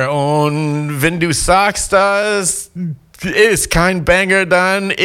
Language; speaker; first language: German; non-native, fluent; English